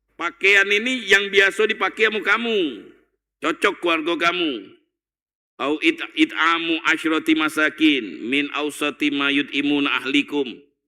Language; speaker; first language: Malay; native; Malay